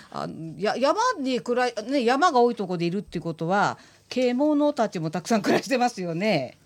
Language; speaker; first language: Japanese; native; Japanese